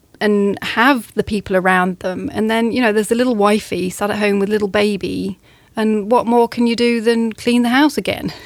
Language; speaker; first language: English; native; English